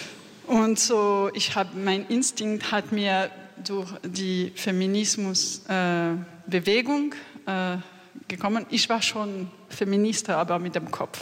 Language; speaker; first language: German; non-native, learner; French